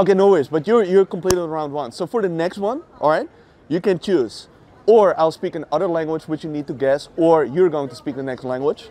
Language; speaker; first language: English; non-native, fluent; Dutch